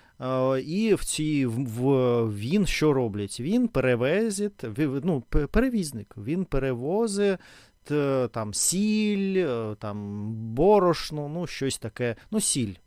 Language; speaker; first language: Ukrainian; non-native, local second language; Russian